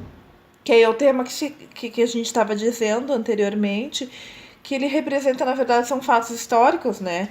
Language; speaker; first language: Portuguese; native; Portuguese